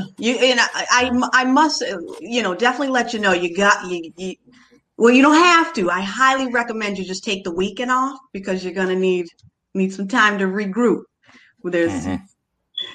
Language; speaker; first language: English; native; English